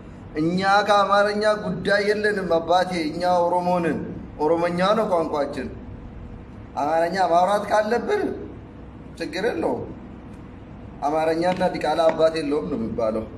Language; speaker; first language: Amharic; non-native, local second language; Oromo